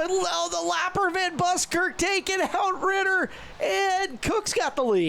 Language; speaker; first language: English; native; English